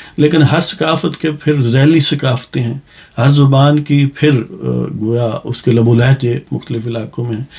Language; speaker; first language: Urdu; non-native, local second language; Punjabi